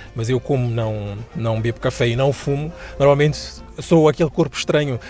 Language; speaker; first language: Portuguese; non-native, local second language; Kabuverdianu